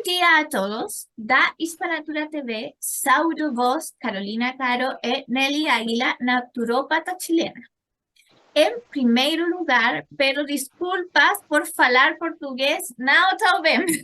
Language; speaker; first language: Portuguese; non-native, learner; Spanish